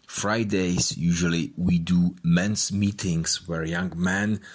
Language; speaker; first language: English; non-native, fluent; Czech